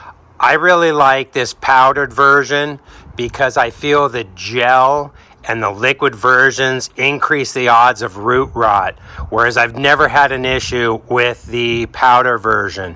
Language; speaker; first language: English; native; English